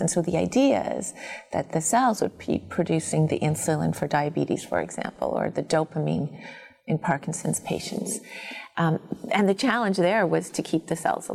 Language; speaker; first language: English; native; English